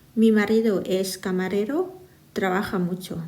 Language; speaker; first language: Spanish; non-native, fluent; Thai